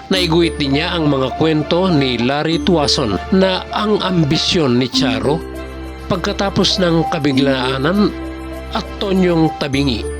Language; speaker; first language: Filipino; native; Filipino